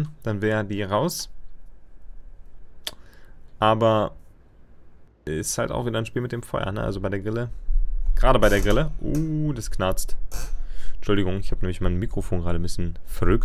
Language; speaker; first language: German; native; German